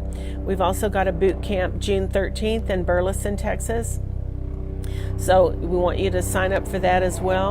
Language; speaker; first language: English; native; English